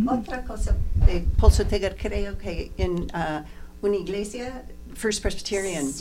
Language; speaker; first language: Spanish; non-native, learner; English